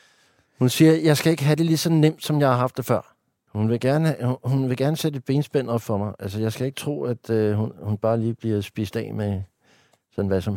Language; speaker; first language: Danish; native; Danish